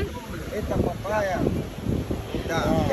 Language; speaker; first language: Russian; non-native, learner; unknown